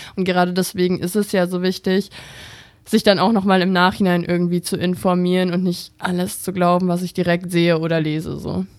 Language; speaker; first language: German; native; German